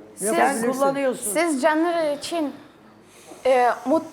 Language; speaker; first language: Turkish; non-native, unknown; Russian